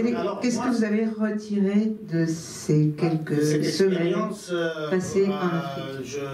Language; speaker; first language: French; native; French